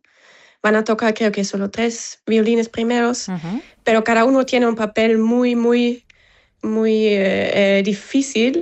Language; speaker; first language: Spanish; non-native, fluent; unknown